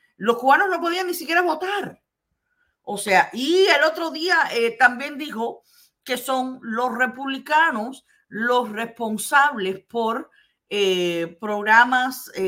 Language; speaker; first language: Spanish; early bilingual, heritage; Spanish